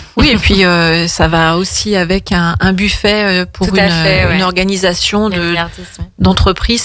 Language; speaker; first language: French; native; French